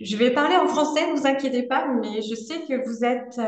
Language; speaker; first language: French; non-native, fluent; German